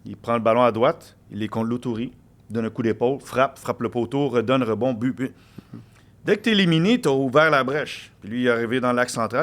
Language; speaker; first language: French; native; French